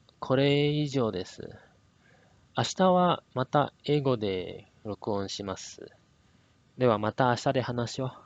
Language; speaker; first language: Japanese; non-native, learner; English